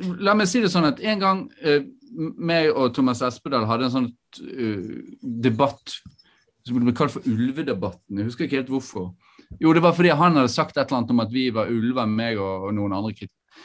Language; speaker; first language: Norwegian; native; Norwegian